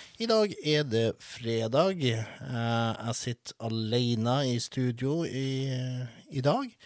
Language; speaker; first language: Norwegian; native; Norwegian